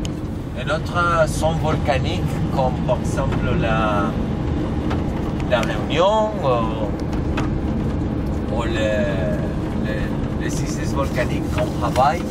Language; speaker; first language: French; non-native, learner; Spanish